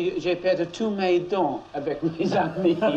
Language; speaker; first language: French; non-native, learner; English